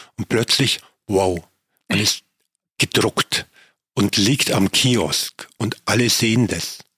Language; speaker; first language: German; native; German